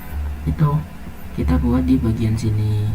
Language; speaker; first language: Indonesian; native; Indonesian